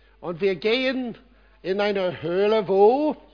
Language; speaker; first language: German; non-native, fluent; English